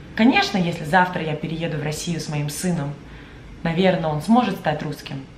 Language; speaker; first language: Russian; native; Russian